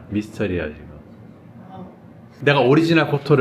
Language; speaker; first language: Korean; native; Korean